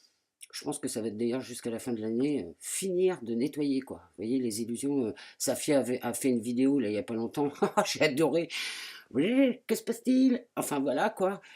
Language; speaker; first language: French; native; French